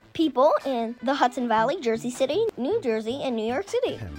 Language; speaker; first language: English; early bilingual, other home language; French